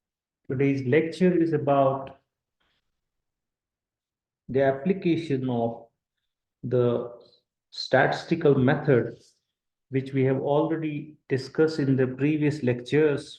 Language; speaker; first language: English; non-native, local second language; Kashmiri